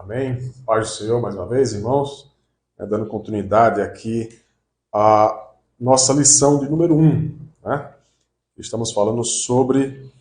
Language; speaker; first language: Portuguese; native; Portuguese